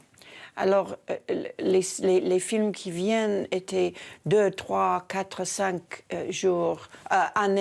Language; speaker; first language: French; non-native, learner; English